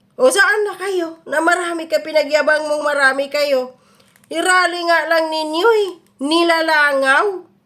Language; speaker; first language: Filipino; native; Filipino